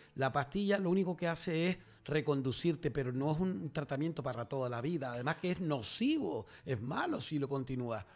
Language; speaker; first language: Spanish; native; Spanish